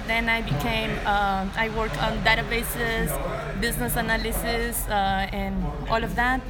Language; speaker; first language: English; non-native, fluent; Spanish